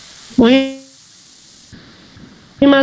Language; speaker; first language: French; non-native, local second language; Arabic